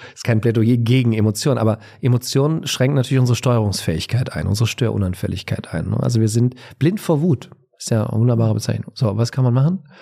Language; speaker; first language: German; native; German